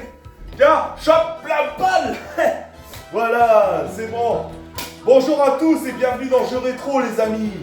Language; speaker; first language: French; native; French